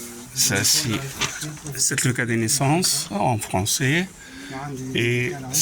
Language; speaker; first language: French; non-native, fluent; Arabic